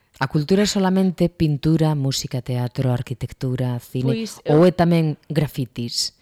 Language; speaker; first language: Galician; non-native, local second language; Spanish